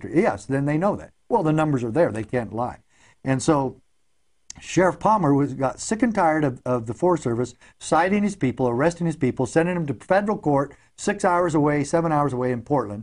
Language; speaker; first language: English; native; English